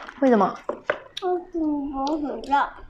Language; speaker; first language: Chinese; non-native, learner; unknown